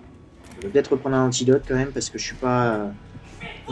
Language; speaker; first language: French; native; French